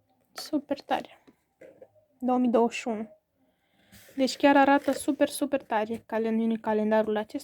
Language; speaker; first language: Romanian; native; Romanian